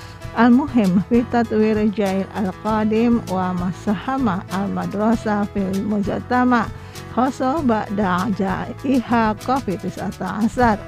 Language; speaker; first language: Arabic; non-native, fluent; Indonesian